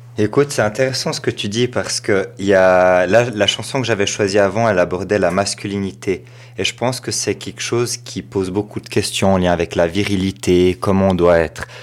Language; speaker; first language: French; native; French